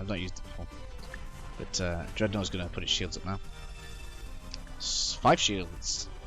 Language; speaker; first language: English; native; English